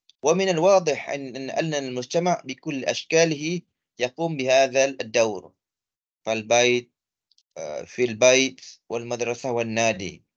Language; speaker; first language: Arabic; non-native, fluent; Malay